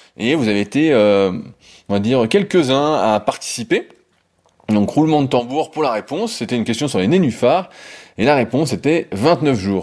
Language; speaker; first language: French; native; French